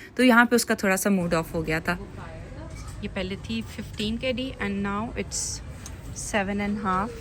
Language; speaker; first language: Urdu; native; Urdu